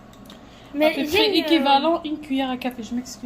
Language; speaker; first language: French; non-native, fluent; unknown